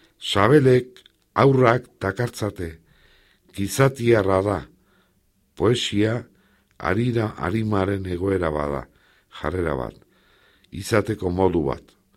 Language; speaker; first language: Basque; native; Basque